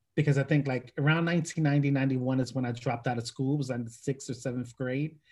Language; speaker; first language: English; native; English